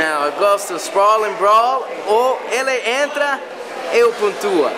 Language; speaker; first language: Portuguese; non-native, learner; English